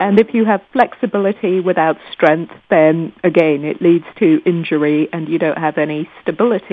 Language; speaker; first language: English; non-native, local second language; Gujarati